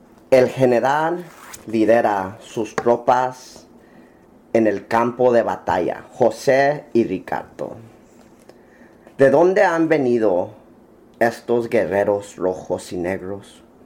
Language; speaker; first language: Spanish; early bilingual, heritage; Spanish